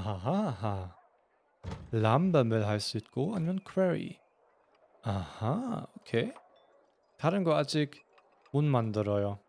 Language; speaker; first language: Korean; non-native, fluent; German